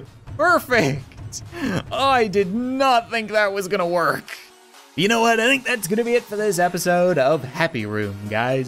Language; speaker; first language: English; native; English